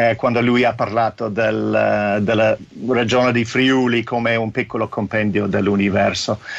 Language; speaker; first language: Italian; non-native, fluent; English